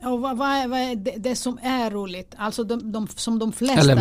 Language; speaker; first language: Swedish; non-native, fluent; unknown